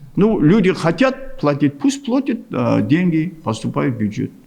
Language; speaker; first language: Russian; non-native, local second language; Kazakh